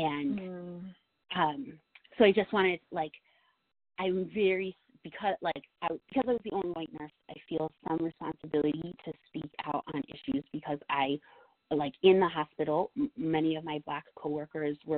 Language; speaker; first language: English; native; English